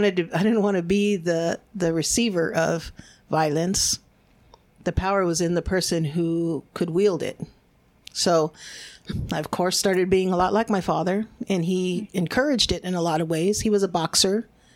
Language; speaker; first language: English; early bilingual, other home language; Spanish